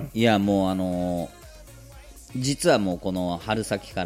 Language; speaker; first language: Japanese; native; Japanese